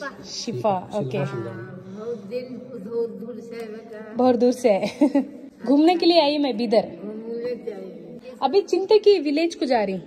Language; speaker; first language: Hindi; non-native, local second language; Kannada